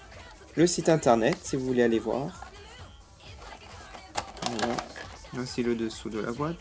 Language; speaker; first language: French; native; French